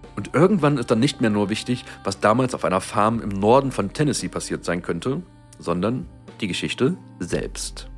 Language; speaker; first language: German; native; German